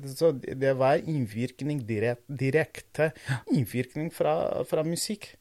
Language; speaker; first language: Norwegian; non-native, fluent; Portuguese